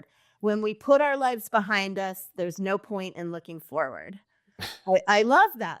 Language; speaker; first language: English; native; English